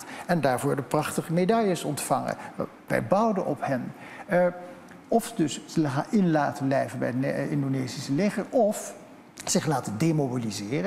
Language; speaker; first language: Dutch; native; Dutch